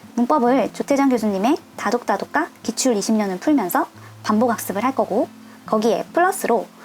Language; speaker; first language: Korean; native; Korean